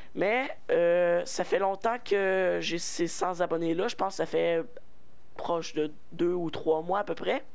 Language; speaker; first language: French; native; French